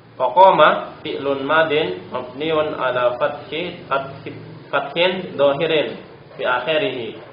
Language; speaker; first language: Arabic; non-native, learner; Indonesian